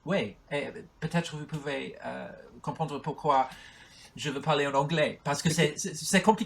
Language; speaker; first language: French; non-native, learner; English